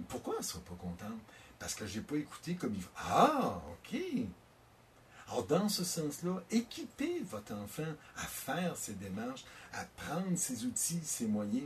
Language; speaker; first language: French; native; French